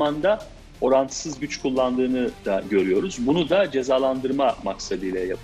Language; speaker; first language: Turkish; native; Turkish